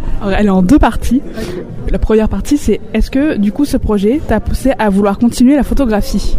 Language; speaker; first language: French; native; French